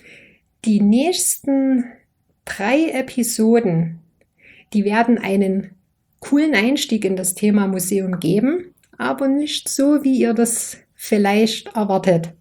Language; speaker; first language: German; native; German